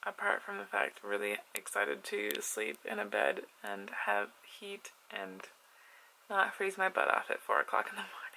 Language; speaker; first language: English; native; English